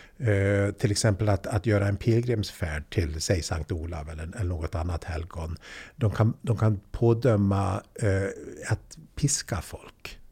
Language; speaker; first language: Swedish; native; Swedish